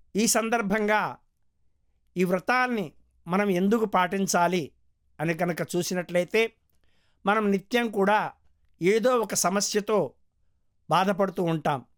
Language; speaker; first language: Telugu; early bilingual, heritage; Telugu